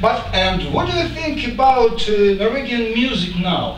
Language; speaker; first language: English; non-native, learner; Ukrainian